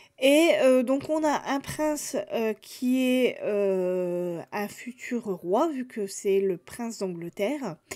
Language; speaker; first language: French; native; French